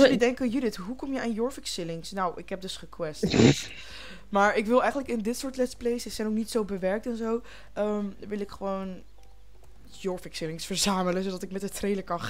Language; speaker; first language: Dutch; native; Dutch